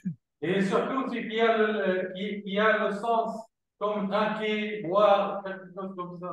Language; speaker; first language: French; non-native, fluent; Arabic